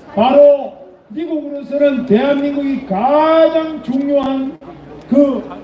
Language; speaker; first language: Korean; native; Korean